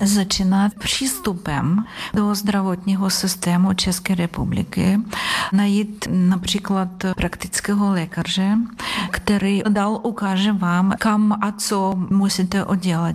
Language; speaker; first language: Czech; non-native, learner; Ukrainian